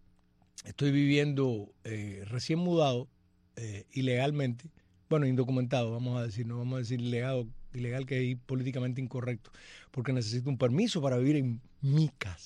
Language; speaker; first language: Spanish; native; Spanish